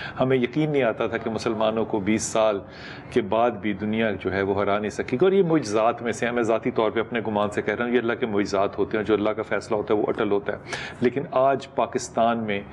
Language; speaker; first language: Urdu; native; Urdu